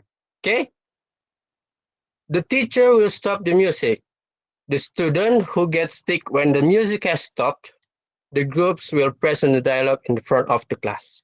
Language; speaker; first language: English; non-native, fluent; Indonesian